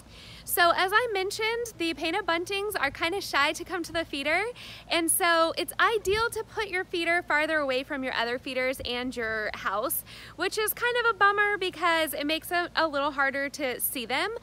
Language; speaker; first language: English; native; English